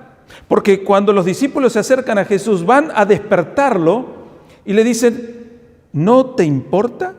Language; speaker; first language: Spanish; native; Spanish